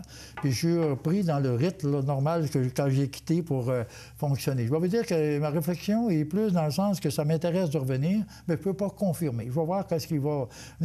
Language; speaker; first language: French; native; French